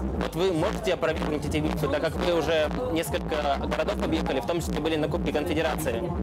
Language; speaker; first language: Russian; native; Russian